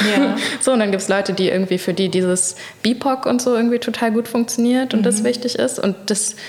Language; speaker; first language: German; native; German